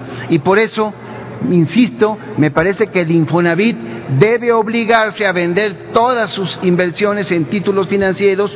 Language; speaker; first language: Spanish; native; Spanish